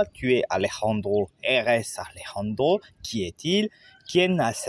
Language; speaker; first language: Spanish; non-native, learner; French